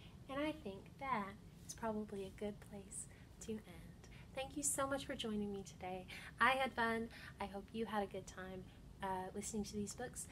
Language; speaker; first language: English; native; English